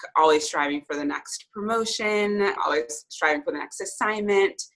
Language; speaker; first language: English; native; English